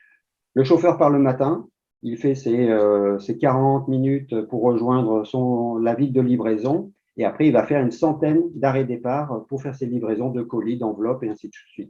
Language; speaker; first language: French; native; French